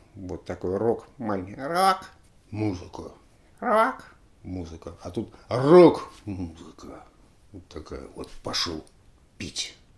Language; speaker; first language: Russian; native; Russian